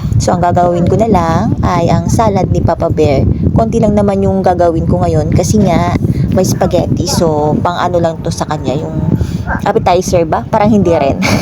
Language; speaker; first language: Filipino; non-native, local second language; Cebuano